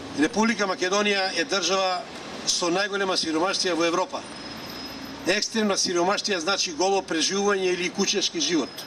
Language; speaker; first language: Macedonian; non-native, local second language; Romany